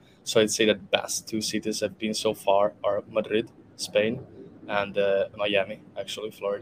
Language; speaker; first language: English; non-native, fluent; Italian